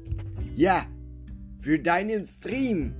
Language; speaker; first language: German; native; German